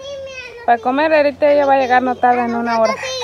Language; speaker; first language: Spanish; native; Spanish